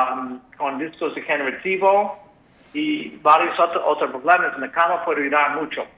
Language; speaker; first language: Spanish; non-native, fluent; English